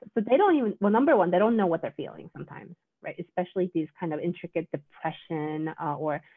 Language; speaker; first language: English; non-native, fluent; Korean